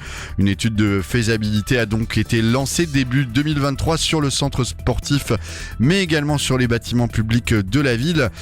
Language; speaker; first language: French; native; French